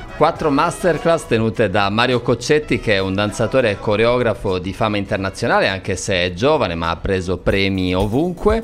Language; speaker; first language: Italian; native; Italian